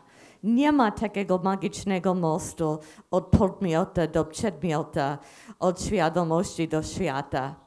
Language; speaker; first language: Polish; non-native, fluent; English